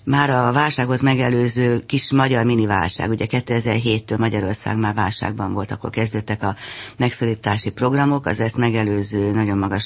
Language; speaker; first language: Hungarian; native; Hungarian